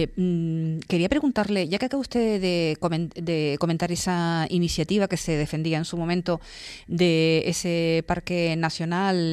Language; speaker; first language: Spanish; native; Spanish